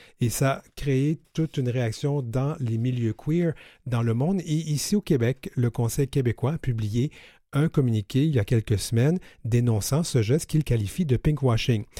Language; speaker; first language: French; native; French